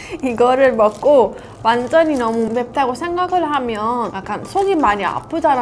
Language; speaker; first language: Korean; non-native, fluent; Persian